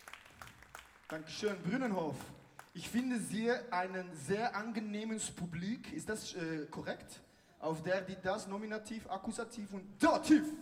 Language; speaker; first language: German; non-native, learner; Dutch